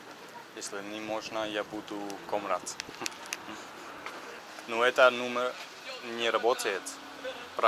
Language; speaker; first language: Russian; non-native, learner; English